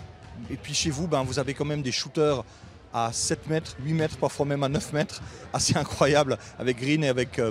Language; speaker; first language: French; native; French